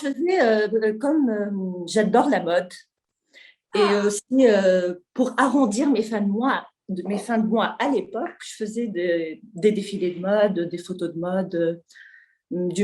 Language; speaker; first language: French; non-native, local second language; Arabic